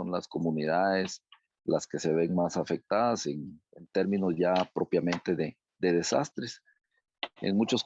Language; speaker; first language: Spanish; native; Spanish